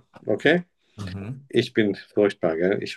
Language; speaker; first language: German; native; German